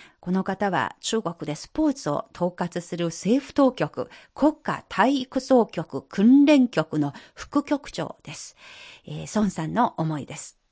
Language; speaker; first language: Japanese; non-native, fluent; Chinese